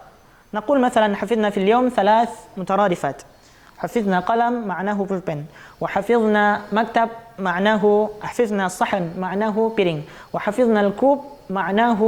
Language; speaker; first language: Arabic; non-native, fluent; Indonesian